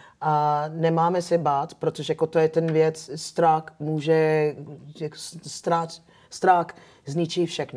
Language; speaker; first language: Czech; non-native, fluent; English